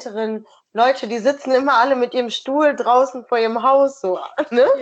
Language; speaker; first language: German; native; German